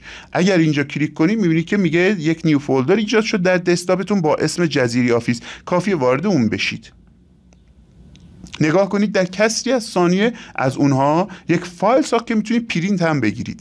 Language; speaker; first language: Persian; native; Persian